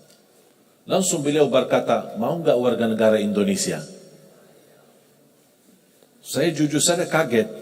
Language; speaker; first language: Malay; non-native, fluent; Arabic